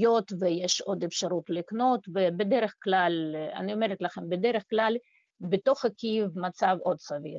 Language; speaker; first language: Hebrew; non-native, fluent; Russian